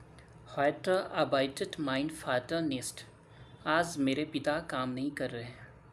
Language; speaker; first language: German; non-native, learner; Hindi